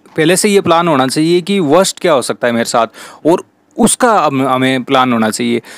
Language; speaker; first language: Hindi; native; Hindi